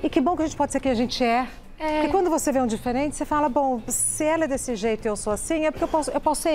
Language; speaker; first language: Portuguese; native; Portuguese